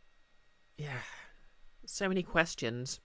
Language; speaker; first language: English; native; English